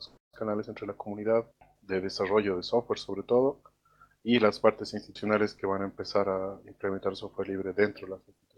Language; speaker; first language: Spanish; native; Spanish